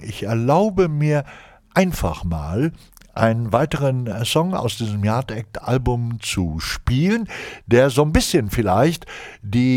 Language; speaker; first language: German; native; German